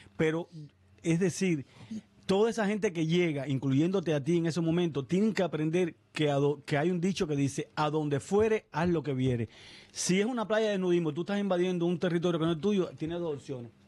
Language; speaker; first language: Spanish; native; Spanish